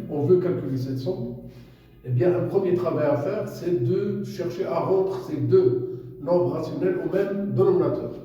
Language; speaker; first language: French; non-native, local second language; Arabic